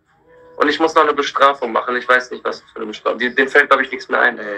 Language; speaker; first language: German; native; German